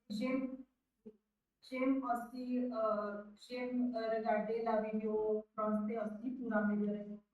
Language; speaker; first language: French; non-native, learner; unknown